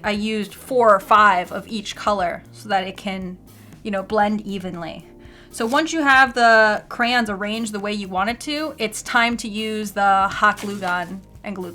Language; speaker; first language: English; native; English